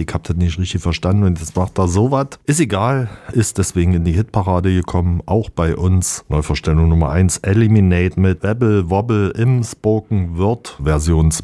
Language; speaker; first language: German; native; German